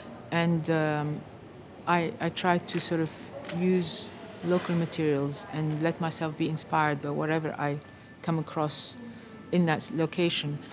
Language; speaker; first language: English; non-native, fluent; Arabic